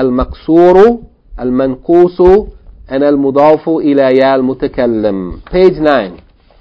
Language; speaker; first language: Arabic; non-native, fluent; English